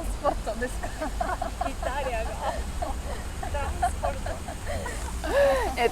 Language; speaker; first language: Japanese; non-native, fluent; Russian